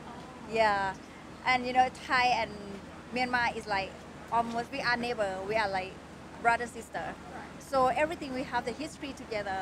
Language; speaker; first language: English; non-native, fluent; Thai